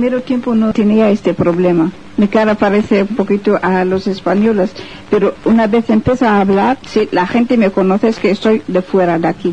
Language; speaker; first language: Spanish; non-native, fluent; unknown